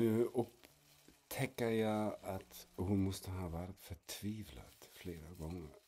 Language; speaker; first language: Swedish; non-native, fluent; German